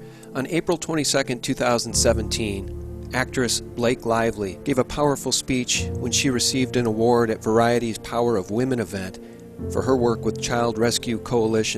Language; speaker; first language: English; native; English